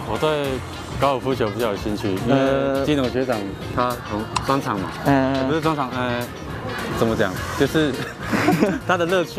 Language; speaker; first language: Chinese; native; Chinese